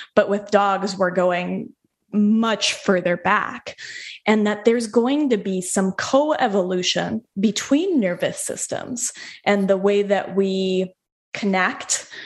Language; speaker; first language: English; native; English